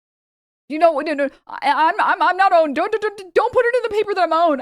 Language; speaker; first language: English; native; English